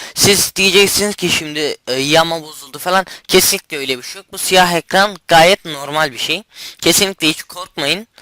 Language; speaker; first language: Turkish; native; Turkish